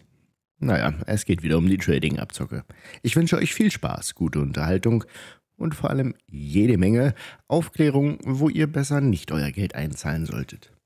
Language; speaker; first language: German; native; German